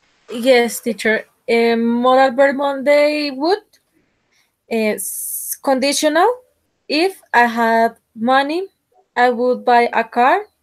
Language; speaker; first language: English; non-native, learner; Spanish